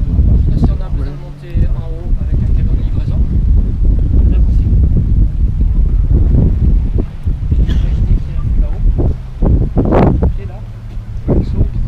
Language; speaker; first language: French; native; French